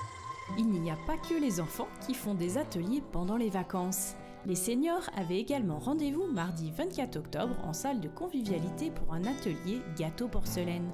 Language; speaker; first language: French; native; French